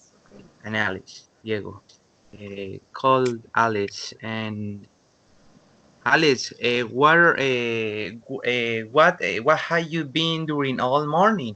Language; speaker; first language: English; non-native, learner; Spanish